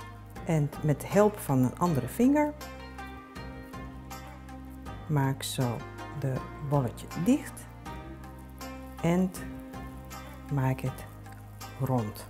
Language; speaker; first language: Dutch; non-native, learner; Japanese